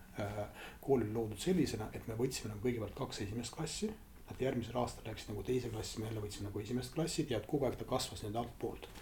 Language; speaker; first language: Estonian; non-native, local second language; Russian